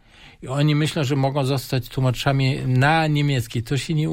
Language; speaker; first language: Polish; non-native, fluent; German